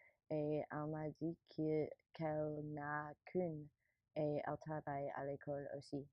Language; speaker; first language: French; non-native, learner; English